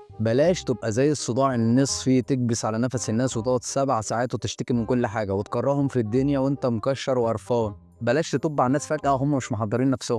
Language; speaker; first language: Arabic; native; Arabic